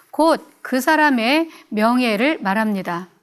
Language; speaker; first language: Korean; native; Korean